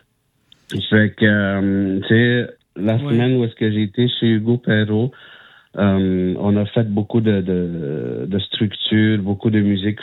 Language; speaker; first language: French; non-native, local second language; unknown